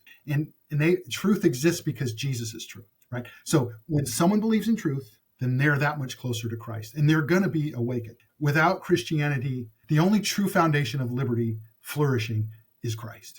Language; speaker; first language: English; native; English